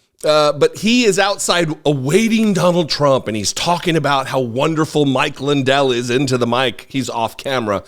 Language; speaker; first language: English; native; English